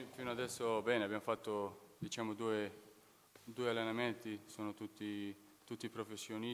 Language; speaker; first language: Italian; non-native, fluent; Serbian